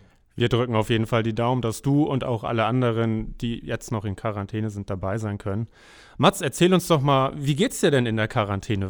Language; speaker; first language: German; native; German